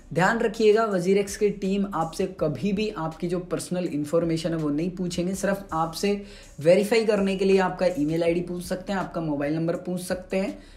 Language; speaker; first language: Hindi; native; Hindi